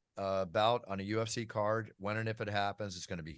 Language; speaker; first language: English; native; English